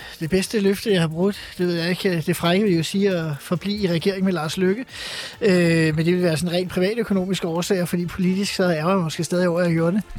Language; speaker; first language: Danish; native; Danish